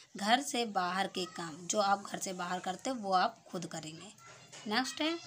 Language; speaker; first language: Hindi; native; Hindi